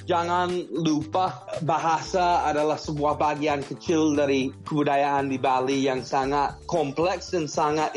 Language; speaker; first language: Indonesian; non-native, fluent; English